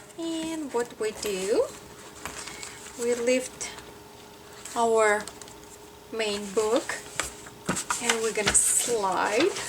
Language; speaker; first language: English; non-native, fluent; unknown